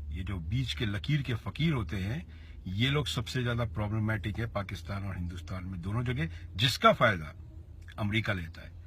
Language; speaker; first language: Hindi; native; Hindi